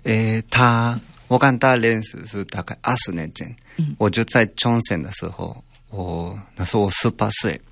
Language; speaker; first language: Chinese; non-native, fluent; Japanese